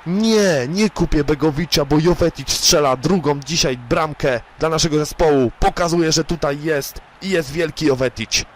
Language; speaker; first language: Polish; native; Polish